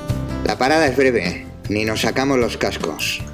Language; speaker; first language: Spanish; native; Spanish